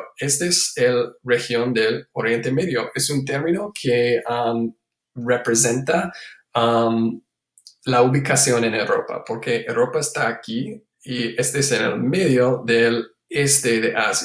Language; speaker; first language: Spanish; non-native, fluent; English